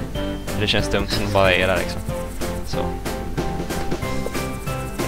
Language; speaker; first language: Swedish; native; Swedish